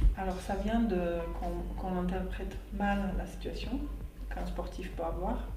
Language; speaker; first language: French; non-native, fluent; Slovak